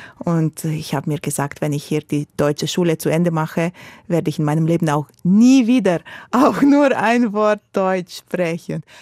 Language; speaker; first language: German; non-native, fluent; Romanian